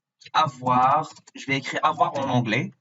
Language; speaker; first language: French; non-native, fluent; Arabic